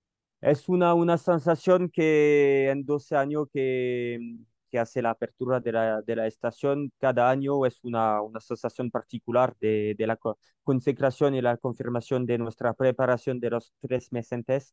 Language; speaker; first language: Spanish; non-native, learner; French